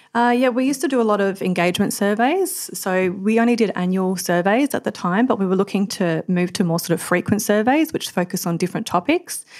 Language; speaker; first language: English; native; English